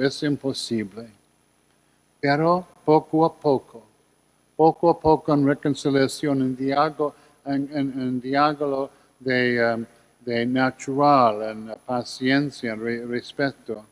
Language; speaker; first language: Spanish; non-native, learner; English